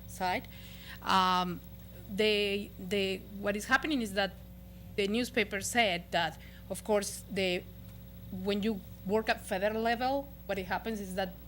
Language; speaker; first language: English; non-native, fluent; Spanish